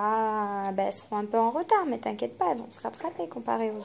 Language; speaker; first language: French; native; French